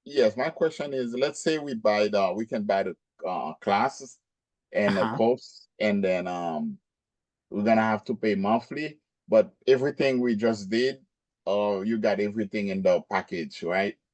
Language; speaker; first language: English; non-native, local second language; Haitian Creole